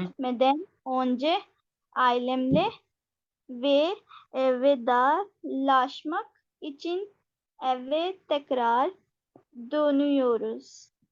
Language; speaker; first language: Turkish; non-native, learner; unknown